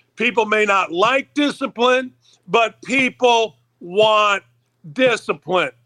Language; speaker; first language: English; native; English